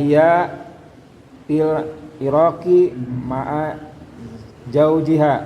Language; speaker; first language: Arabic; non-native, learner; Indonesian